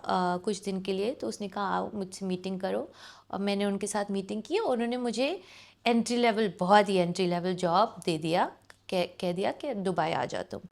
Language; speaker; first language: Hindi; non-native, local second language; English